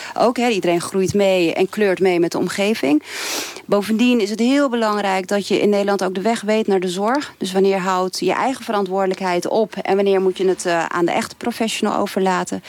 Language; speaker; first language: Dutch; early bilingual, other home language; Turkish